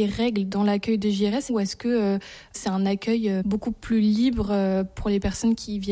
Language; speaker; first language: French; native; French